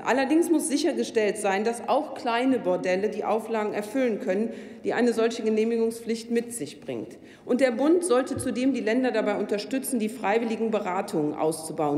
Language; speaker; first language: German; native; German